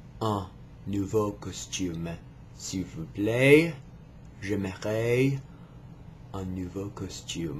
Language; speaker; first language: French; non-native, learner; English